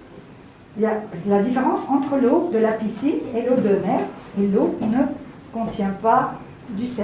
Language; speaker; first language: French; non-native, local second language; Arabic